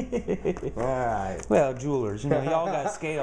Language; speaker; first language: English; native; English